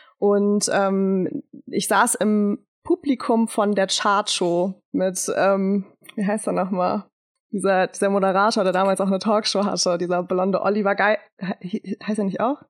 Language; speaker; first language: German; early bilingual, other home language; Turkish